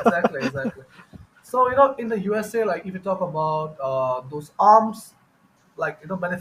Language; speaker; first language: English; non-native, fluent; Bangla